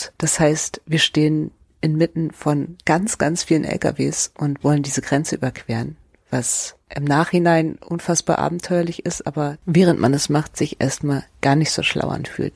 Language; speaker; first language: German; native; German